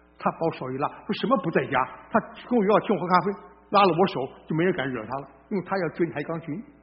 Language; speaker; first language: Chinese; native; Chinese